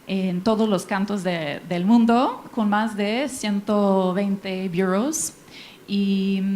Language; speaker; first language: Spanish; non-native, fluent; English